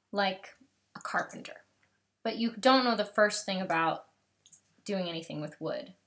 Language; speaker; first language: English; native; English